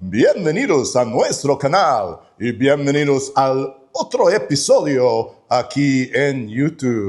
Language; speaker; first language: Spanish; non-native, learner; English